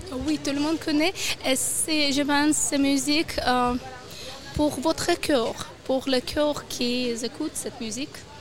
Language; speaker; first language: French; non-native, learner; Ukrainian